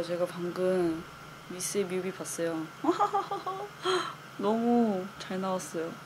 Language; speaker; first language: Korean; non-native, fluent; Chinese